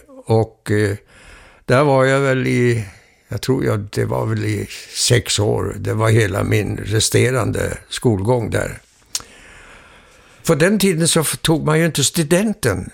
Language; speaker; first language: Swedish; early bilingual, heritage; Swedish